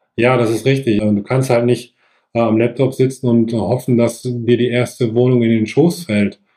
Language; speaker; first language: German; native; German